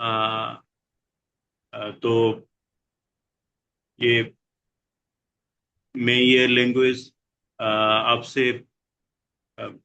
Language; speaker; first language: Hindi; non-native, learner; Bangla